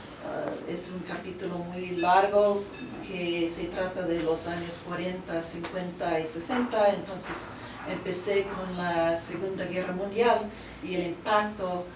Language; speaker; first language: Spanish; non-native, fluent; English